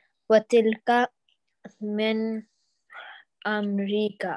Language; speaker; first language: Arabic; non-native, learner; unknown